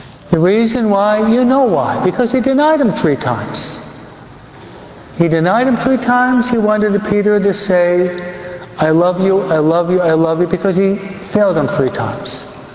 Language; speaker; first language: English; native; English